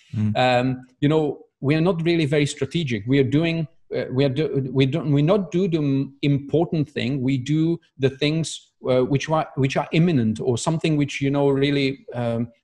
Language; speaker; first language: English; non-native, fluent; Czech